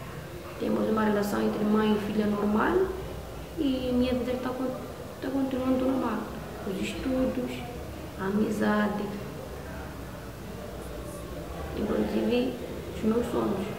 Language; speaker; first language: Portuguese; non-native, local second language; Makhuwa